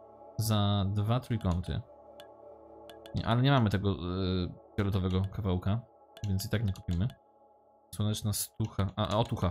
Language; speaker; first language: Polish; native; Polish